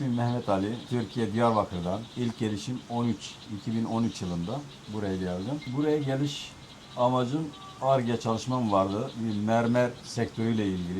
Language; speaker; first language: Turkish; native; Turkish